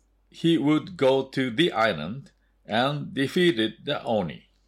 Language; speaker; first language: English; non-native, fluent; Japanese